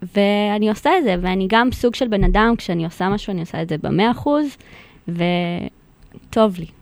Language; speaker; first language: Hebrew; non-native, fluent; Spanish